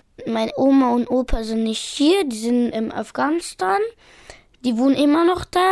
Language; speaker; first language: German; early bilingual, other home language; Pashto